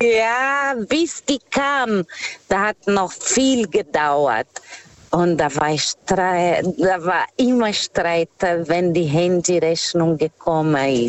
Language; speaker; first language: German; non-native, learner; Portuguese